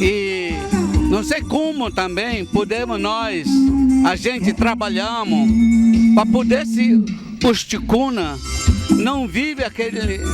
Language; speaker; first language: Portuguese; non-native, local second language; Ticuna